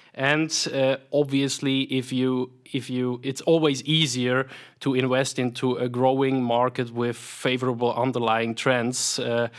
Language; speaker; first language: English; non-native, fluent; German